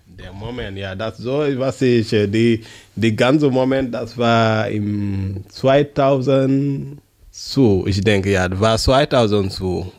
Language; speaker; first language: German; non-native, learner; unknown